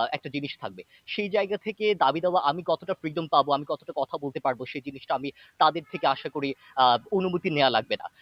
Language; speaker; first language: Bangla; non-native, local second language; Chakma